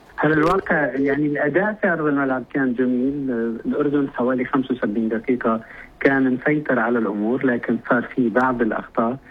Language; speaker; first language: Arabic; native; Arabic